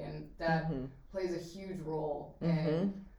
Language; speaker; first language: English; native; English